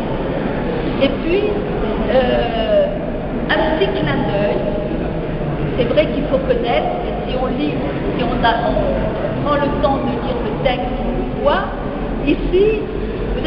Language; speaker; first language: French; native; French